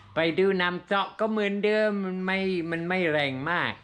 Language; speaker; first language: Thai; non-native, learner; English